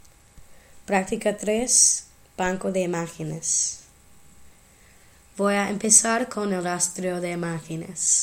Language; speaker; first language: Spanish; non-native, fluent; English